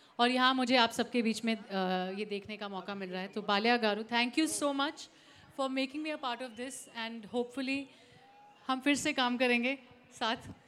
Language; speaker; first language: Hindi; native; Hindi